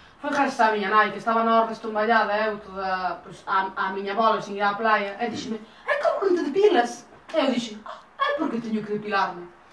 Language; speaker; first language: Galician; native; Galician